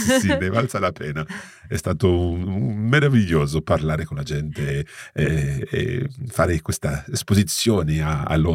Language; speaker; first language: Italian; non-native, fluent; English